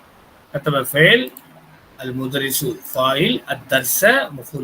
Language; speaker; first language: Arabic; non-native, fluent; Tamil